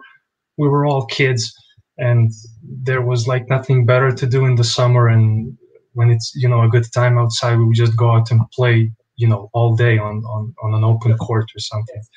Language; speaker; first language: English; non-native, fluent; Bosnian